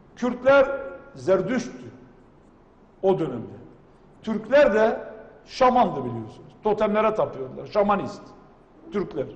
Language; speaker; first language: Turkish; non-native, local second language; Kurdish